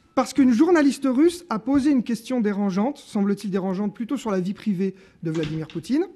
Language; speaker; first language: French; native; French